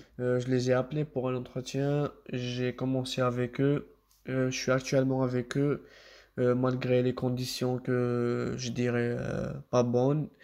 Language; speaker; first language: French; non-native, local second language; Arabic